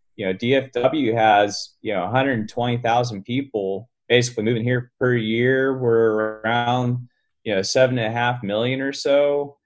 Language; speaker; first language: English; native; English